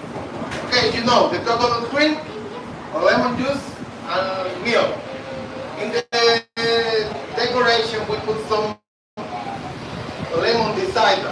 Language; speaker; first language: English; non-native, learner; Spanish